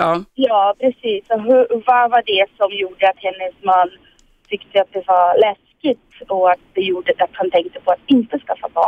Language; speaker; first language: Swedish; non-native, fluent; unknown